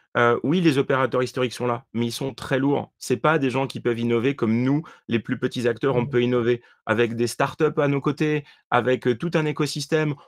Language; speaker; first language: French; native; French